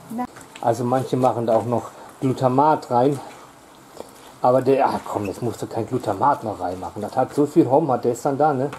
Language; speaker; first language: German; native; German